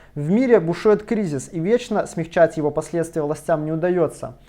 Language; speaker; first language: Russian; native; Russian